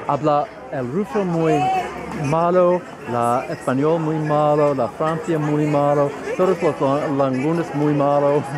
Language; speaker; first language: Spanish; non-native, learner; English